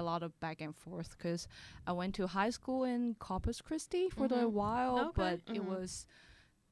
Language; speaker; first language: English; non-native, local second language; Cantonese